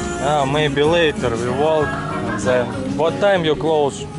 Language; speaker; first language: English; non-native, fluent; Russian